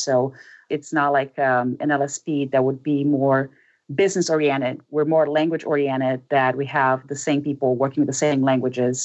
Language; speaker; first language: English; non-native, fluent; Portuguese